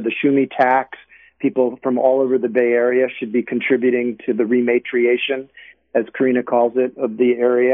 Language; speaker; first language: English; native; English